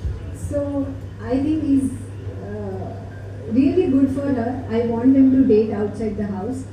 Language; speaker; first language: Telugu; non-native, learner; Hindi